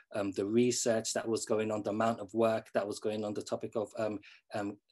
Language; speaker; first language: English; native; English